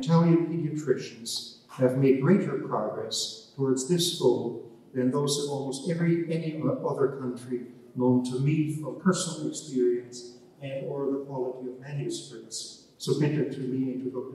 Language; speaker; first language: English; non-native, fluent; German